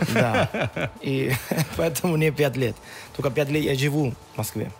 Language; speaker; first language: Russian; non-native, learner; Spanish